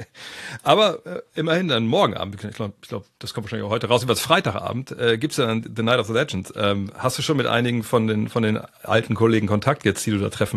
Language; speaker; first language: German; native; German